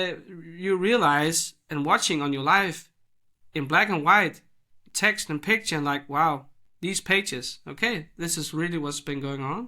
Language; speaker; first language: English; non-native, fluent; Danish